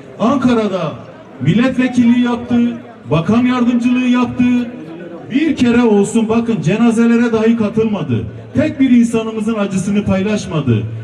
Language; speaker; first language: Turkish; non-native, local second language; Kurdish